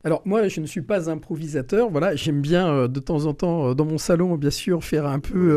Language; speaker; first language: French; native; French